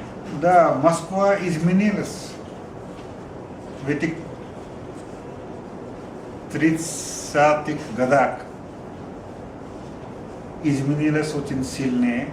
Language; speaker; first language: Russian; non-native, learner; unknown